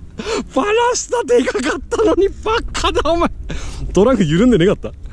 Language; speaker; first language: Japanese; native; Japanese